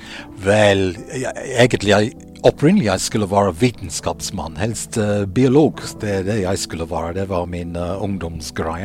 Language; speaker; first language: Norwegian; non-native, fluent; English